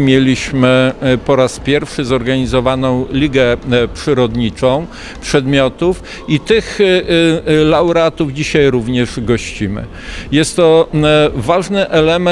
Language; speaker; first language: Polish; native; Polish